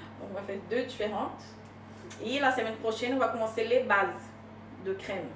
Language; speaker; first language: French; non-native, fluent; Portuguese